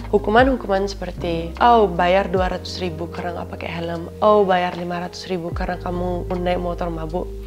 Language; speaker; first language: Indonesian; early bilingual, other home language; Dutch